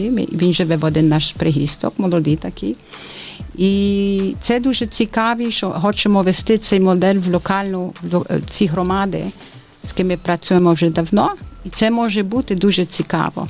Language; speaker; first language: Ukrainian; early bilingual, heritage; Ukrainian